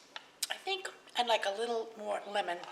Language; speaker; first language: English; native; English